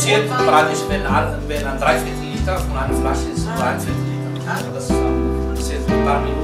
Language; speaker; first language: German; non-native, fluent; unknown